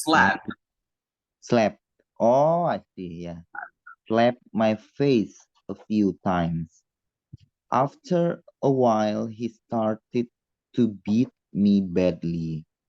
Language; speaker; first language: English; non-native, learner; Indonesian